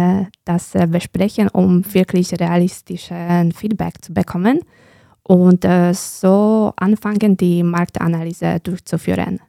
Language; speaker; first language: German; non-native, fluent; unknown